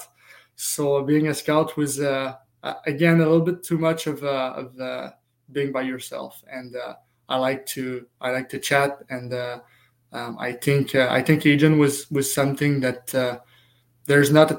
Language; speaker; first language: English; non-native, fluent; French